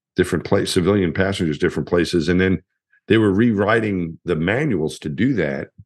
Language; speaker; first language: English; native; English